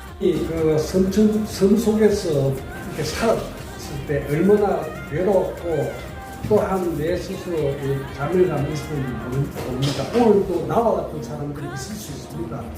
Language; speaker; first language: Korean; native; Korean